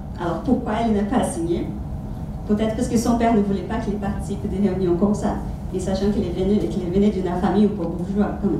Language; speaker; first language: French; non-native, fluent; Portuguese